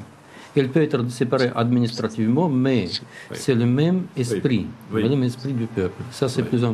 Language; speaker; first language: French; non-native, learner; Russian